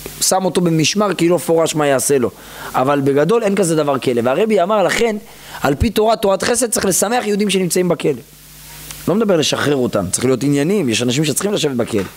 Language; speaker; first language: Hebrew; native; Hebrew